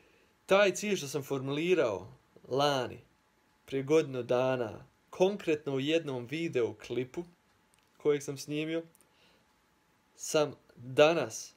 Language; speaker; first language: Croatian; early bilingual, heritage; Croatian